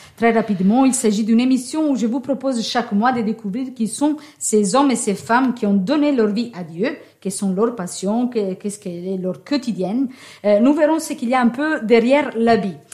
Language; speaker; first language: French; non-native, fluent; Italian